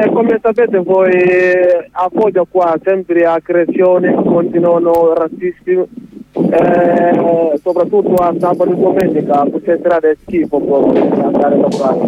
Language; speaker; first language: Italian; non-native, learner; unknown